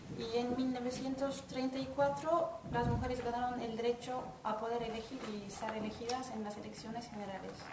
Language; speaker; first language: Spanish; non-native, fluent; Turkish